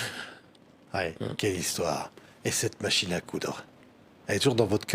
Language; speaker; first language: French; native; French